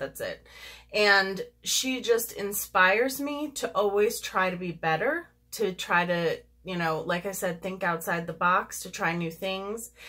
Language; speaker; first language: English; native; English